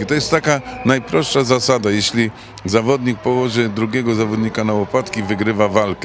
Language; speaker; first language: Polish; native; Polish